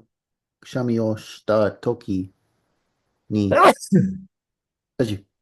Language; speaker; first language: Japanese; non-native, learner; English